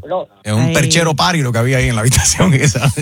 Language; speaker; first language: Spanish; native; Spanish